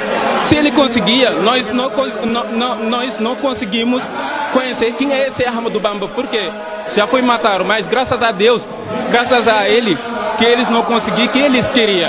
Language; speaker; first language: Portuguese; non-native, fluent; Wolof